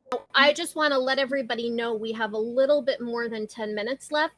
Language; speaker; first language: English; native; English